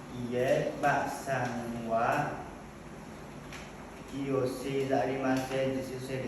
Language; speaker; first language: Japanese; non-native, learner; Vietnamese